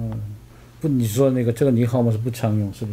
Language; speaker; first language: Chinese; non-native, fluent; Korean